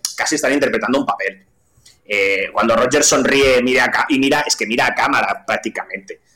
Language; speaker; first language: Spanish; non-native, local second language; Catalan